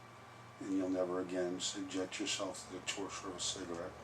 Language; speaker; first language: English; native; English